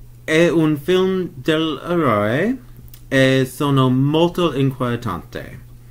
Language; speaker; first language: Italian; non-native, learner; English